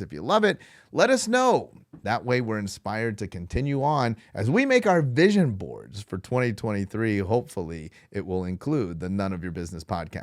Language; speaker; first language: English; native; English